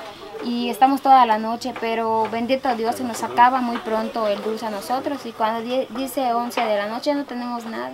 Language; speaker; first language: Spanish; native; Spanish